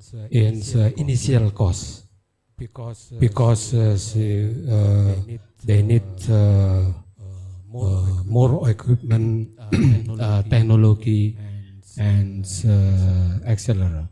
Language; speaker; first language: English; non-native, learner; Indonesian